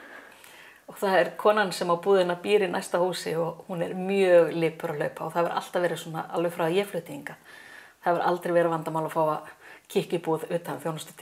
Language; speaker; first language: Icelandic; native; Icelandic